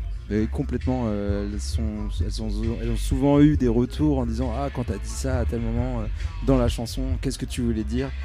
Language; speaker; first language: French; native; French